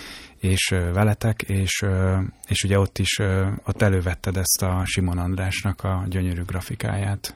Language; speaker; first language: Hungarian; native; Hungarian